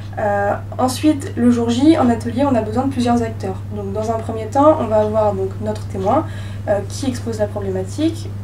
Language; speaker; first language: French; native; French